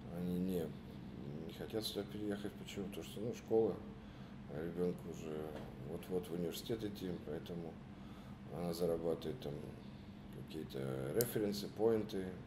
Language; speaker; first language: Russian; native; Russian